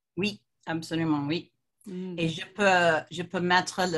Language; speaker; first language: French; non-native, fluent; English